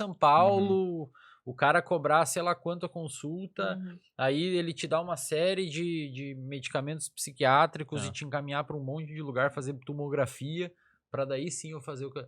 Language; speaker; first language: Portuguese; native; Portuguese